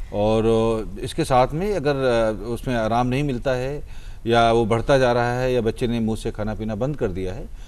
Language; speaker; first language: Hindi; native; Hindi